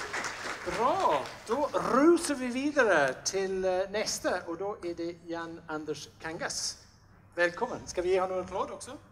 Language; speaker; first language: Swedish; non-native, fluent; English